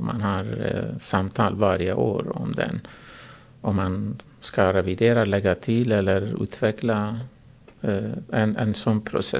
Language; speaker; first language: Swedish; non-native, fluent; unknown